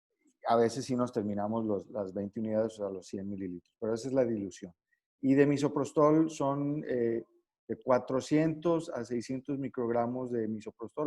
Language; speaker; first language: Spanish; native; Spanish